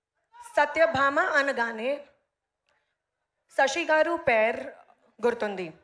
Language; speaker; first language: Telugu; non-native, learner; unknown